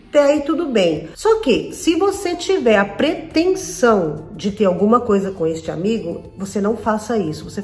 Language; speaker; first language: Portuguese; native; Portuguese